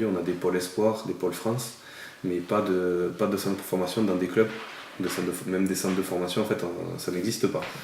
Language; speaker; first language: French; native; French